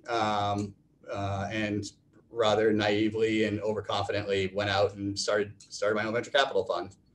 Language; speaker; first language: English; native; English